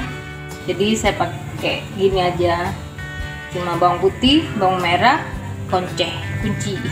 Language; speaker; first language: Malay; non-native, local second language; Madurese